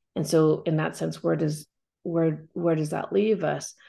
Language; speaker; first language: English; native; English